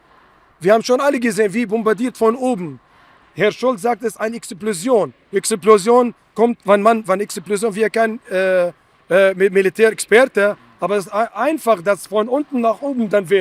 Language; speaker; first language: German; non-native, fluent; Arabic